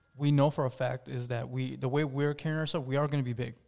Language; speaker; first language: English; early bilingual, other home language; Spanish